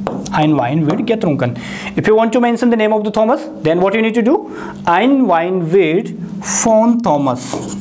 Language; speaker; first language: English; non-native, local second language; Hindi